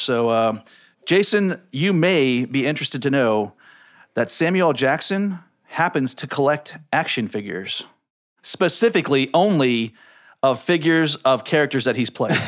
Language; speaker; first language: English; native; English